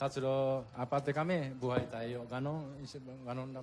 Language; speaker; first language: Filipino; non-native, learner; Japanese